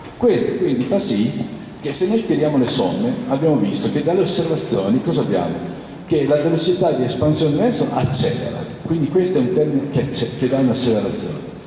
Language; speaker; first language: Italian; native; Italian